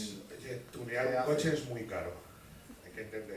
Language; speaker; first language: Spanish; native; Spanish